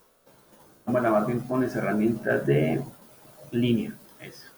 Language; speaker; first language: Spanish; native; Spanish